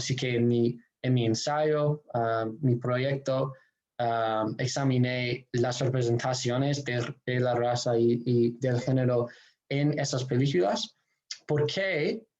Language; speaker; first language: Spanish; non-native, fluent; English